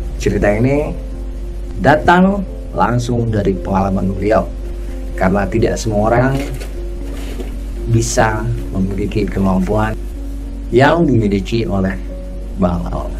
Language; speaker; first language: Indonesian; native; Indonesian